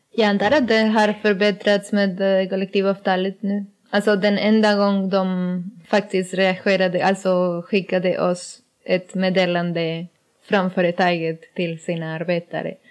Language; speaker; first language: Swedish; non-native, learner; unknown